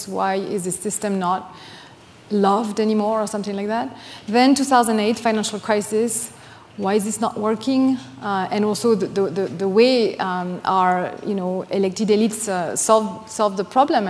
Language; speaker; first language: English; non-native, fluent; French